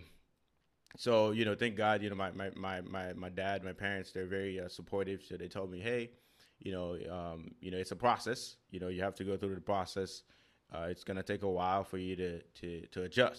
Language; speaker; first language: English; non-native, fluent; Haitian Creole